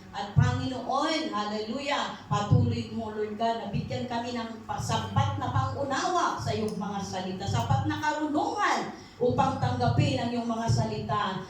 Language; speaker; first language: Filipino; non-native, local second language; Iloko